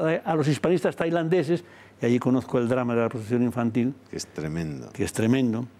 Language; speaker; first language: Spanish; native; Spanish